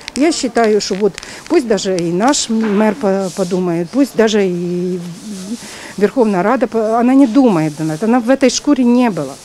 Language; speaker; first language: Russian; native; Russian